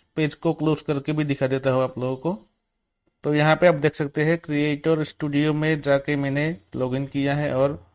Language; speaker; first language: Hindi; native; Hindi